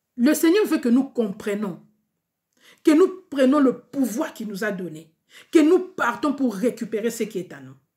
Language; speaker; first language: French; non-native, local second language; Lingala